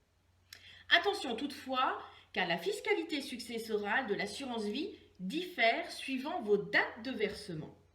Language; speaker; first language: French; native; French